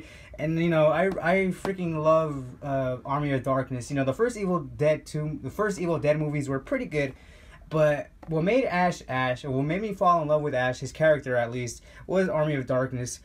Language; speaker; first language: English; native; English